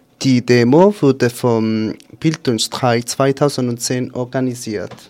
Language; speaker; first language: German; non-native, fluent; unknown